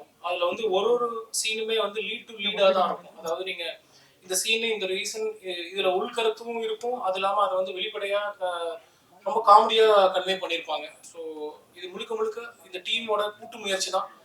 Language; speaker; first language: Tamil; native; Tamil